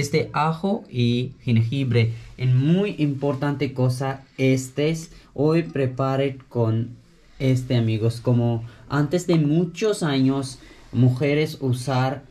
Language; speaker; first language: Spanish; non-native, learner; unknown